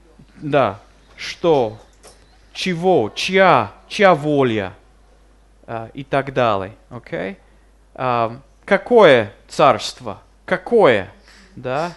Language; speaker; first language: Russian; non-native, fluent; English